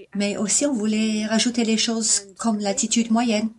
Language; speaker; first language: French; non-native, fluent; Cantonese